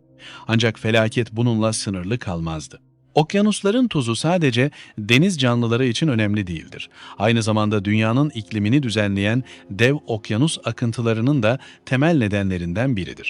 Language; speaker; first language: Turkish; native; Turkish